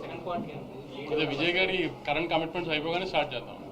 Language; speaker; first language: Telugu; native; Telugu